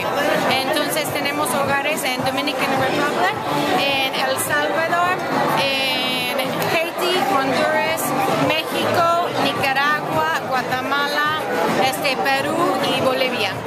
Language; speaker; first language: Spanish; non-native, fluent; English